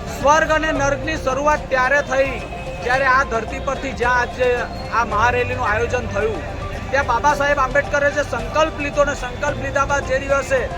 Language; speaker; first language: Gujarati; native; Gujarati